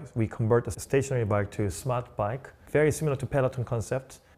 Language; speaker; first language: English; non-native, fluent; Korean